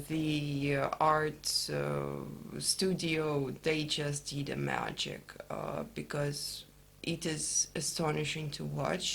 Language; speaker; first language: English; non-native, fluent; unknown